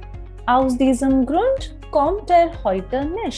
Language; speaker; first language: German; non-native, fluent; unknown